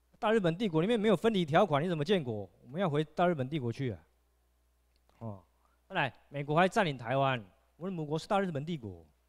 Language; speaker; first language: Chinese; native; Chinese